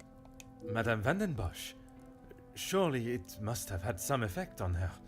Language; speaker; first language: English; non-native, learner; Japanese